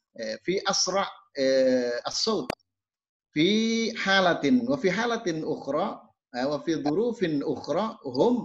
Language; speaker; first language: Arabic; non-native, fluent; Indonesian